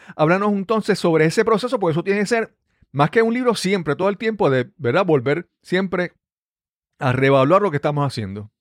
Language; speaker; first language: Spanish; native; Spanish